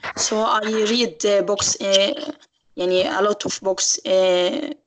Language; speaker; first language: English; non-native, learner; Arabic